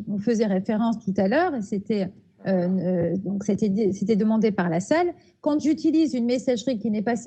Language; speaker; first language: French; native; French